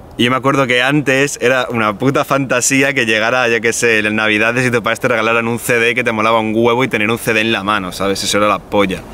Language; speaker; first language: Spanish; native; Spanish